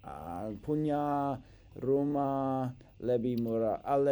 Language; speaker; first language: Indonesian; non-native, learner; English